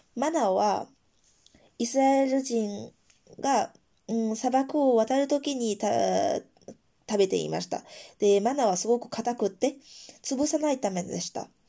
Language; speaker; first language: Japanese; non-native, fluent; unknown